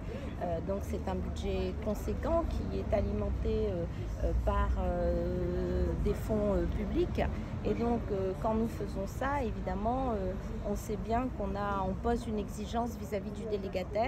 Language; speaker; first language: French; native; French